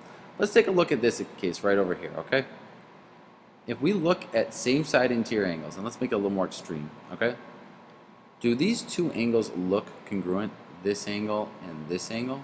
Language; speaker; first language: English; native; English